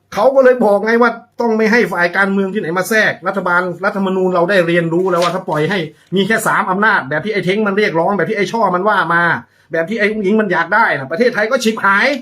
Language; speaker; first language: Thai; native; Thai